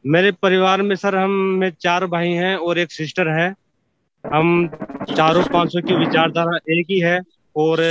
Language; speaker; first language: Hindi; native; Hindi